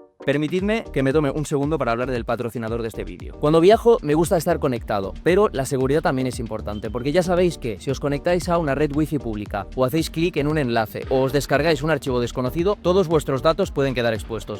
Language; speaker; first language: Spanish; native; Spanish